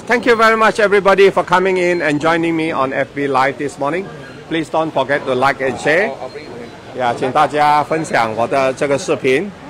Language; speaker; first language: English; non-native, local second language; Chinese